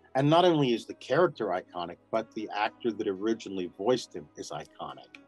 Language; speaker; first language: English; native; English